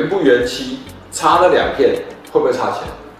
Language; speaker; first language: Chinese; native; Chinese